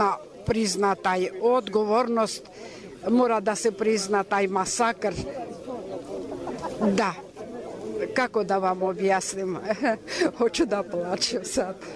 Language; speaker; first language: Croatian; non-native, fluent; Armenian